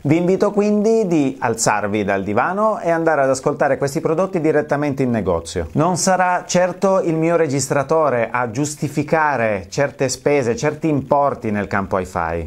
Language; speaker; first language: Italian; native; Italian